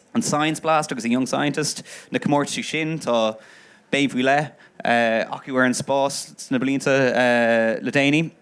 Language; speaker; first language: Irish; non-native, local second language; English